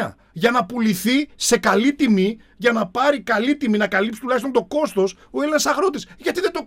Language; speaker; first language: Greek; native; Greek